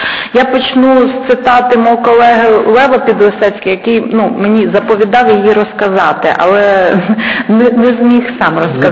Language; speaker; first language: Ukrainian; native; Ukrainian